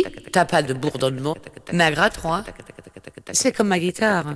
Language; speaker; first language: French; native; French